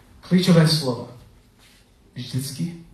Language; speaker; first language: Czech; non-native, learner; English